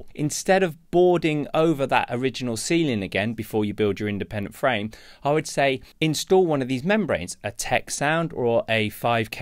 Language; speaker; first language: English; native; English